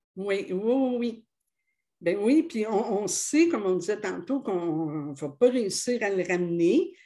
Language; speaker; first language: French; native; French